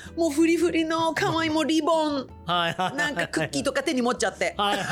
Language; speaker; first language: Japanese; non-native, fluent; Swedish